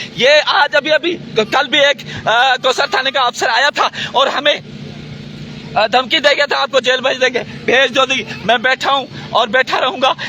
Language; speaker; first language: Urdu; non-native, local second language; Sindhi